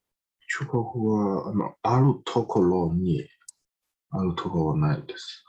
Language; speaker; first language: Japanese; non-native, learner; Chinese